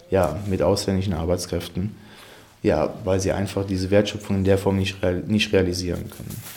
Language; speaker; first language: German; native; German